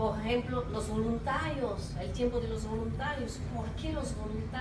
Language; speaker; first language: Portuguese; non-native, learner; Spanish